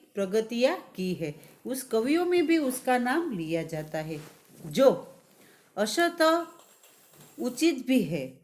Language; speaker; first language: Hindi; non-native, local second language; Gujarati